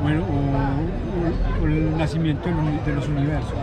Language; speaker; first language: Spanish; native; Spanish